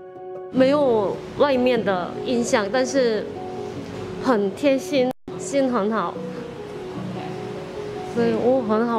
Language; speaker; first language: Chinese; non-native, learner; Korean